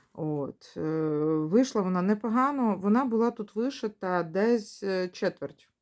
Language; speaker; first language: Ukrainian; non-native, local second language; Russian